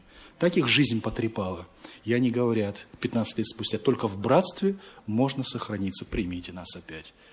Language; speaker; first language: Russian; native; Russian